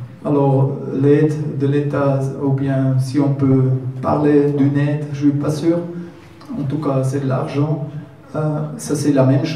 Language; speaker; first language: French; non-native, learner; German